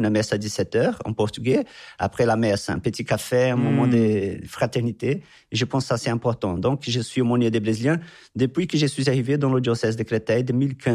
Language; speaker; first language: French; non-native, fluent; Portuguese